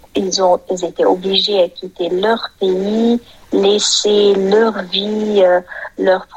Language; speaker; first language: French; non-native, fluent; Arabic